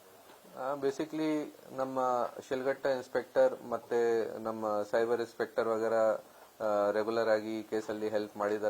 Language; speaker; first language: Kannada; non-native, local second language; Hindi